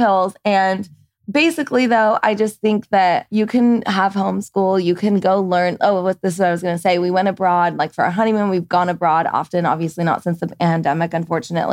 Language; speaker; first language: English; early bilingual, other home language; Persian